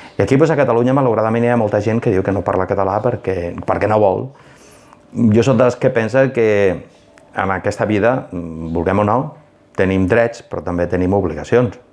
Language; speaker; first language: Catalan; non-native, local second language; Spanish